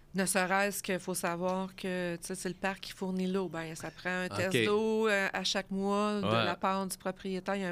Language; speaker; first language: French; native; French